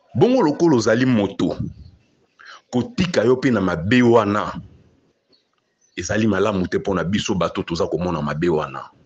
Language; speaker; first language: Lingala; native; Lingala